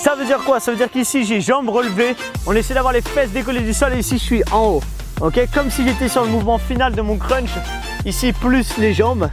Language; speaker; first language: French; native; French